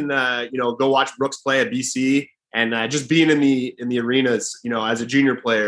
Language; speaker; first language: English; native; English